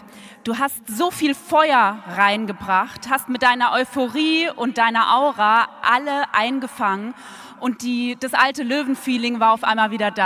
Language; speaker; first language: German; native; German